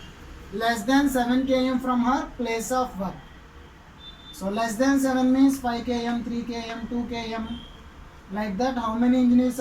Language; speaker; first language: English; non-native, local second language; Telugu